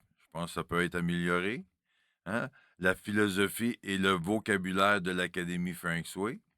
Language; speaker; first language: French; native; French